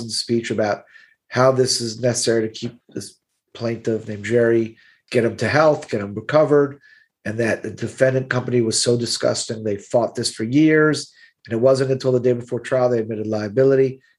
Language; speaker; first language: English; native; English